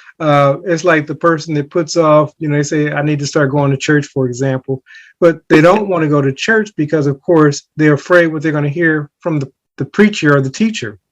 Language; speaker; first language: English; native; English